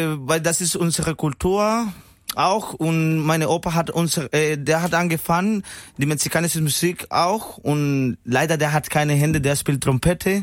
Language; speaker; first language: German; non-native, learner; Spanish